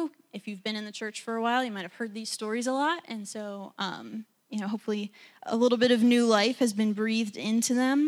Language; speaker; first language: English; native; English